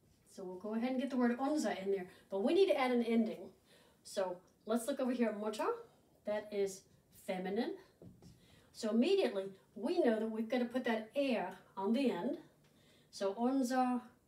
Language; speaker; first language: English; native; English